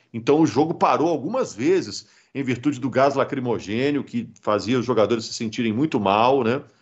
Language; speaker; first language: Portuguese; native; Portuguese